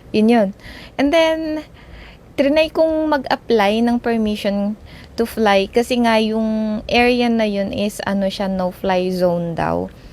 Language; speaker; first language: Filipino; native; Filipino